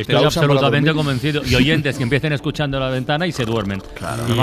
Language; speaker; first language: Spanish; native; Spanish